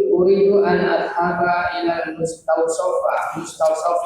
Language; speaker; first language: Arabic; non-native, learner; Indonesian